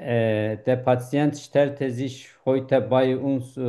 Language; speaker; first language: German; non-native, learner; Turkish